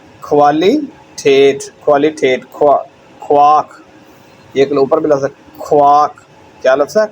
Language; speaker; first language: Urdu; non-native, local second language; Punjabi